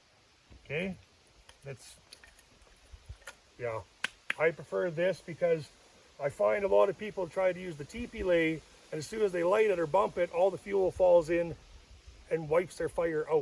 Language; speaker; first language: English; native; English